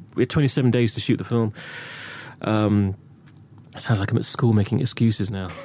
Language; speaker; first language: English; native; English